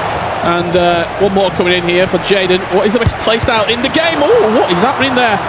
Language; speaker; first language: English; native; English